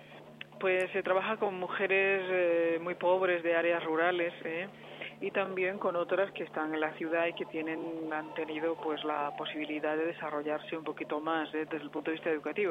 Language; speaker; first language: Spanish; native; Spanish